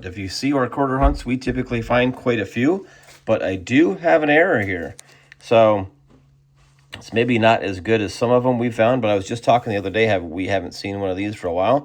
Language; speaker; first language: English; native; English